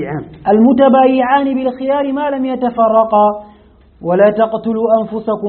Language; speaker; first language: Arabic; native; Arabic